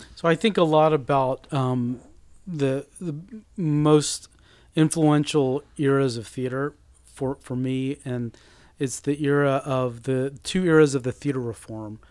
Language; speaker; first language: English; early bilingual, other home language; Spanish